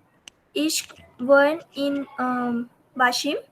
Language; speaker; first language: German; non-native, learner; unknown